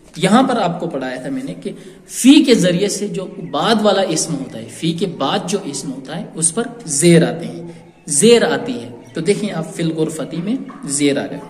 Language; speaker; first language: Urdu; native; Urdu